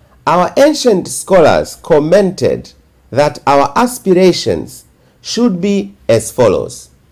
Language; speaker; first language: English; non-native, local second language; Swahili